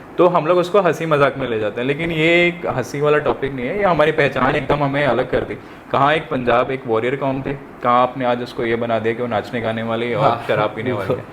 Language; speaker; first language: Hindi; non-native, local second language; Punjabi